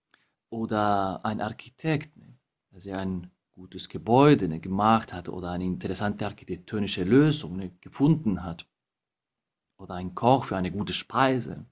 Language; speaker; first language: German; non-native, fluent; Spanish